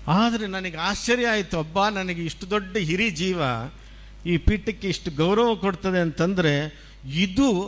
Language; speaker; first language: Kannada; non-native, local second language; Tulu